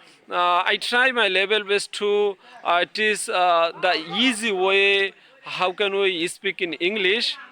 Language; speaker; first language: English; non-native, local second language; Bangla